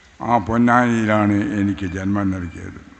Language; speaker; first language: Malayalam; native; Malayalam